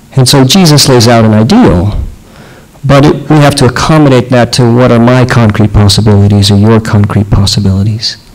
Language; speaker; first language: English; native; English